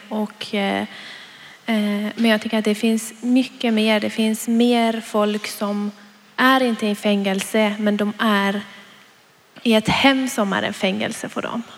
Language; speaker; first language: Swedish; non-native, fluent; Persian